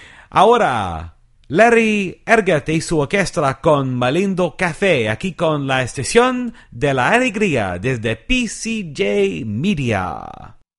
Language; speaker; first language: Spanish; non-native, learner; English